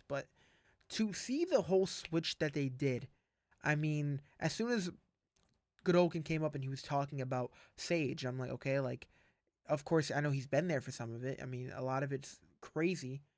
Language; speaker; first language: English; native; English